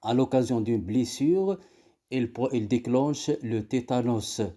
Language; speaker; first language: French; non-native, local second language; Arabic